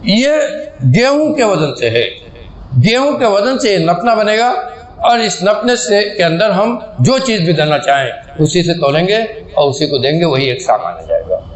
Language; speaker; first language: Urdu; native; Urdu